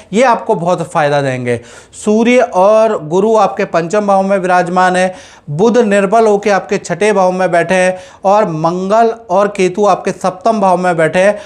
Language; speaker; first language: Hindi; non-native, local second language; Gujarati